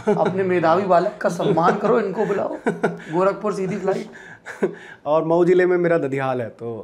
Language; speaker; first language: Hindi; native; Hindi